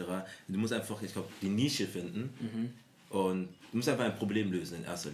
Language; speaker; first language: German; native; German